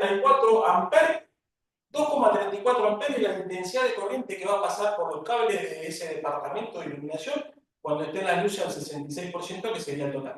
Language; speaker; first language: Spanish; native; Spanish